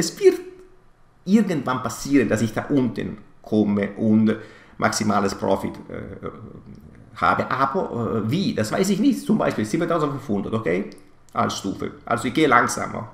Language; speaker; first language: German; non-native, fluent; Italian